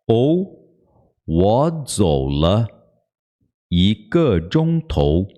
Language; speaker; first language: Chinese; non-native, fluent; Portuguese